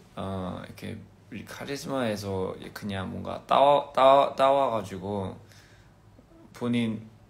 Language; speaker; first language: Korean; early bilingual, heritage; Korean